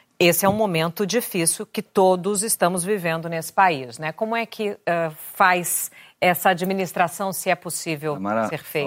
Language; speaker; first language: Portuguese; native; Portuguese